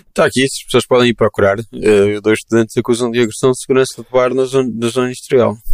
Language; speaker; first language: Portuguese; native; Portuguese